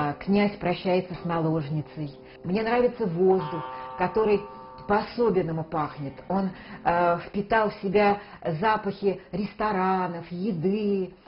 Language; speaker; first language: Russian; native; Russian